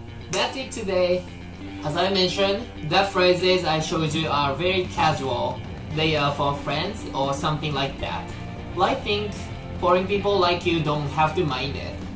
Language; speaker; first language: English; non-native, fluent; Japanese